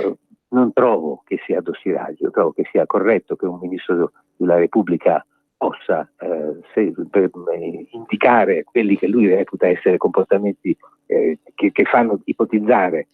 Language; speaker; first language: Italian; native; Italian